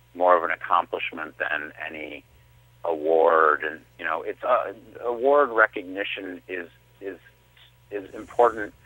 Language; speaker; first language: English; native; English